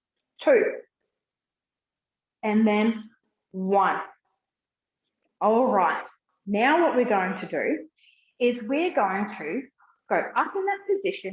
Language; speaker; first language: English; native; English